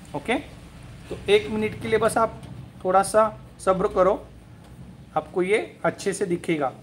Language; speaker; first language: Hindi; non-native, local second language; Marathi